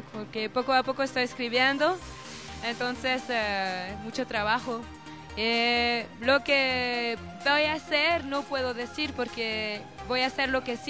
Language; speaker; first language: Spanish; non-native, learner; French